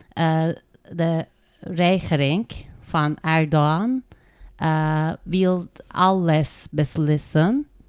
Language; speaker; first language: Dutch; non-native, learner; Turkish